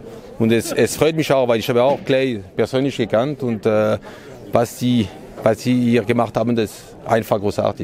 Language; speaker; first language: German; non-native, local second language; Italian